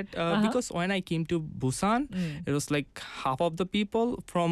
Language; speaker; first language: English; non-native, local second language; Bangla